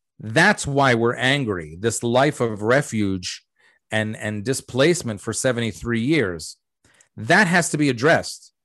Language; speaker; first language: English; early bilingual, other home language; Arabic